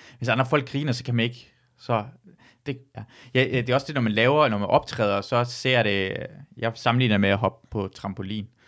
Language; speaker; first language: Danish; early bilingual, other home language; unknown